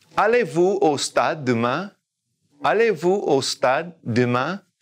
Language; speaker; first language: French; non-native, fluent; English